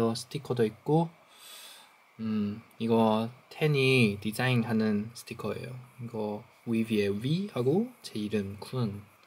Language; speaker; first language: Korean; non-native, fluent; Chinese